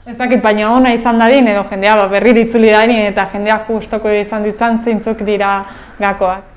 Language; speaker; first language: Basque; native; Basque